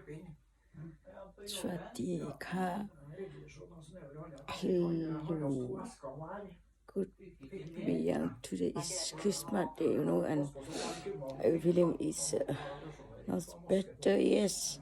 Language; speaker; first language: English; non-native, learner; Thai